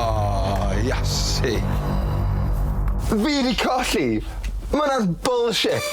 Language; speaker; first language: Welsh; native; Welsh